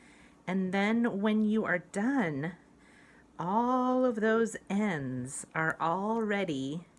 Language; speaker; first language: English; native; English